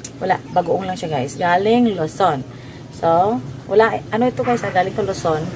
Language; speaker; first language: Filipino; non-native, local second language; Hiligaynon